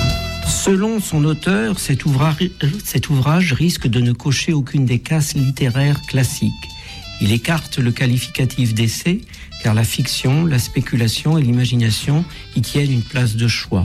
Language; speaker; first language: French; native; French